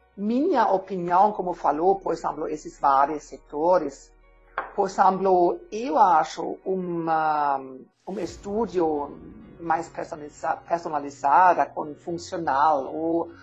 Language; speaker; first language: Portuguese; non-native, learner; German